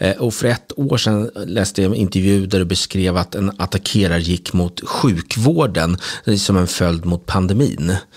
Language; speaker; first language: Swedish; native; Swedish